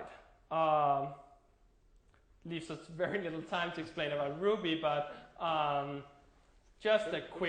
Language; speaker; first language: English; non-native, fluent; Danish